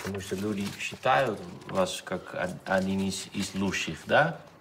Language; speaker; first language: Russian; non-native, learner; Dutch